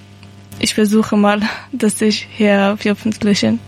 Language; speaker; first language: German; non-native, learner; Persian